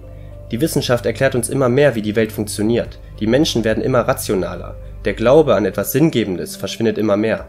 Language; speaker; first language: German; native; German